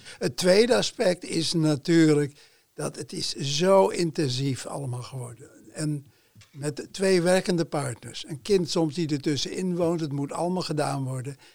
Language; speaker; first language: Dutch; native; Dutch